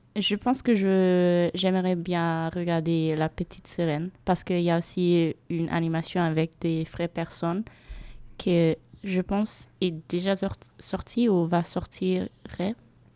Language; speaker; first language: French; non-native, fluent; German